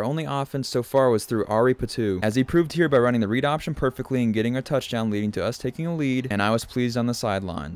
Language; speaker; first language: English; native; English